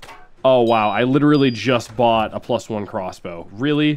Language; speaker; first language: English; native; English